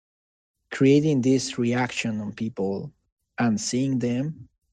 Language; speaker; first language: English; non-native, fluent; Spanish